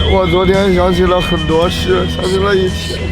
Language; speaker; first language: Chinese; native; Chinese